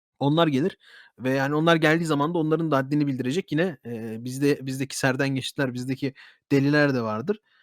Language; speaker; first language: Turkish; early bilingual, heritage; Turkish